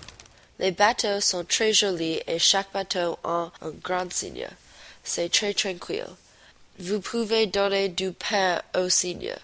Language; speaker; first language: French; non-native, learner; English